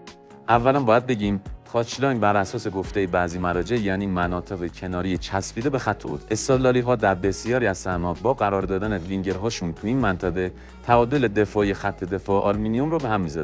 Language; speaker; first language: Persian; native; Persian